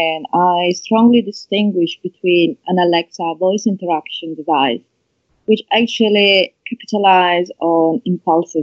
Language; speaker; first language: English; non-native, fluent; Italian